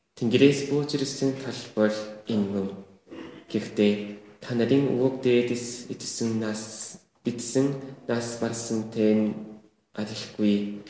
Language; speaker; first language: Mongolian; non-native, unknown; Korean